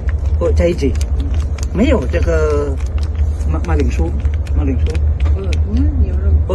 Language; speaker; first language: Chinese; non-native, learner; Indonesian